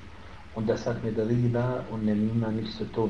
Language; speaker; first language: German; non-native, fluent; Arabic